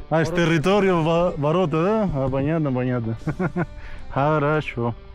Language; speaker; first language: Russian; non-native, learner; Spanish